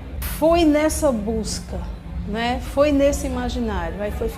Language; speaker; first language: Portuguese; native; Portuguese